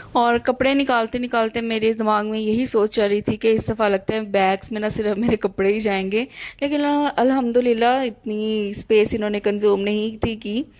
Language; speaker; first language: Urdu; native; Urdu